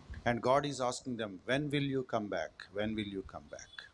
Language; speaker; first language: English; non-native, local second language; Telugu